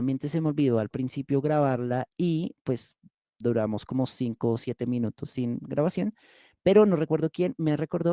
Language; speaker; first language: Spanish; native; Spanish